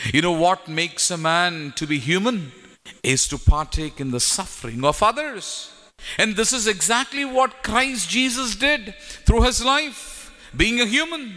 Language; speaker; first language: English; non-native, local second language; Telugu